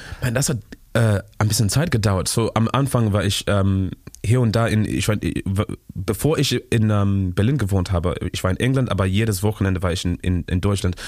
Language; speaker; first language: German; non-native, learner; Shona